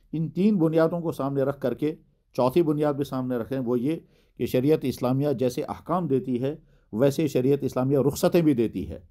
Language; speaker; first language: Urdu; non-native, local second language; Kashmiri